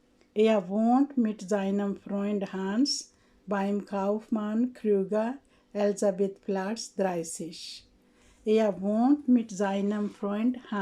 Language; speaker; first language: German; non-native, fluent; Urdu